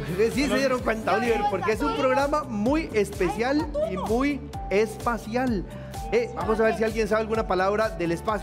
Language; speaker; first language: Spanish; native; Spanish